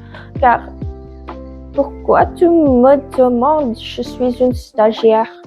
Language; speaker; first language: French; non-native, learner; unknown